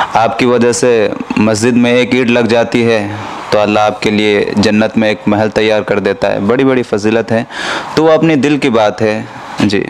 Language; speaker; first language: Hindi; native; Hindi